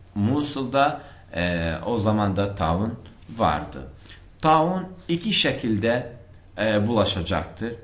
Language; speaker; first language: Turkish; non-native, fluent; Arabic